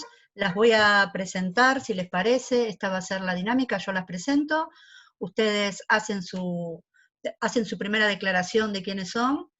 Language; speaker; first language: Spanish; native; Spanish